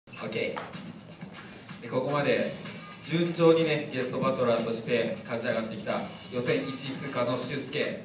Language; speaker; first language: Japanese; native; Japanese